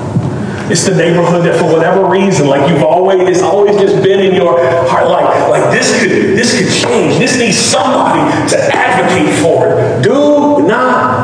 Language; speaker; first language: English; native; English